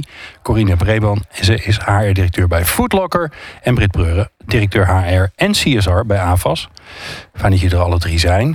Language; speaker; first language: Dutch; native; Dutch